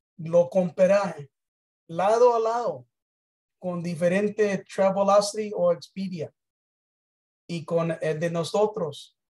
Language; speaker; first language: Spanish; early bilingual, heritage; English